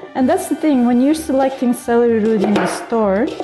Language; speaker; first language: English; non-native, fluent; Bulgarian